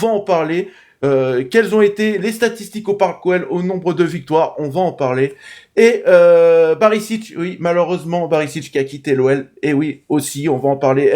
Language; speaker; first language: French; native; French